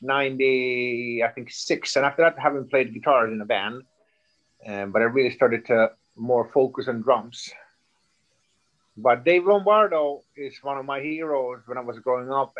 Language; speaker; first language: English; non-native, fluent; Swedish